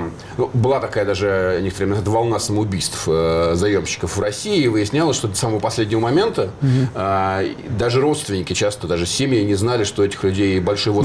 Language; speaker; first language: Russian; native; Russian